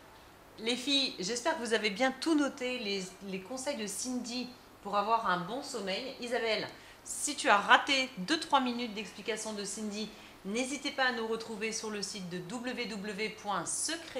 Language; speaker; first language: French; native; French